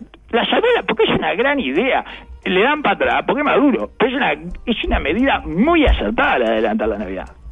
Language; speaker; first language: Spanish; native; Spanish